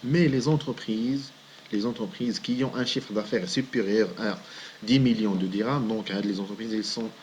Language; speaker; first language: French; non-native, local second language; Arabic